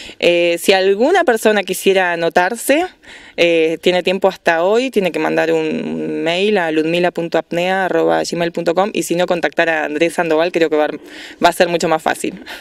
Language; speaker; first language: Spanish; native; Spanish